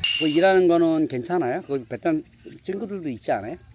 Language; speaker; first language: Korean; native; Korean